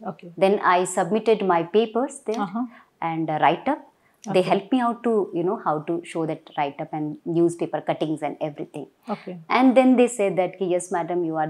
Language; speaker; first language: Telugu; non-native, local second language; Hindi